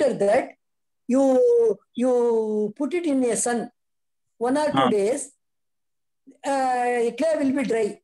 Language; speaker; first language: English; non-native, learner; Tamil